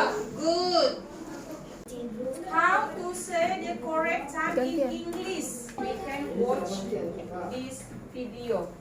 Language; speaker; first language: English; non-native, learner; Indonesian